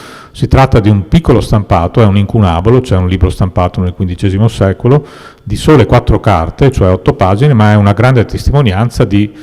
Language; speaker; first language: Italian; native; Italian